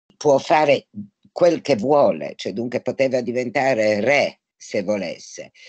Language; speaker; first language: Italian; non-native, fluent; Polish